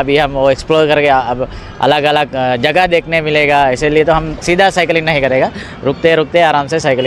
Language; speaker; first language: Hindi; non-native, learner; Sinhala